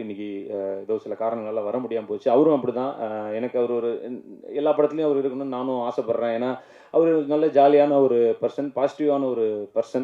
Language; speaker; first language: Tamil; native; Tamil